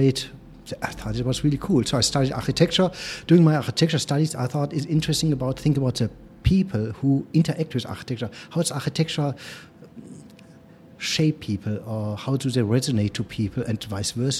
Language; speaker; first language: English; non-native, fluent; German